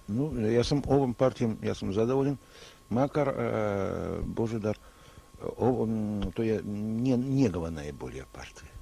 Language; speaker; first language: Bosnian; non-native, learner; Russian